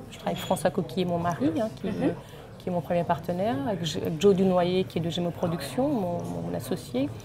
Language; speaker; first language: French; early bilingual, other home language; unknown